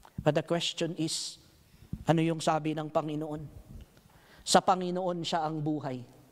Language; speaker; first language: Filipino; native; Filipino